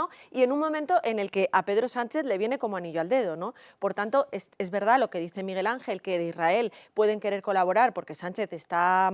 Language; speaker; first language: Spanish; native; Spanish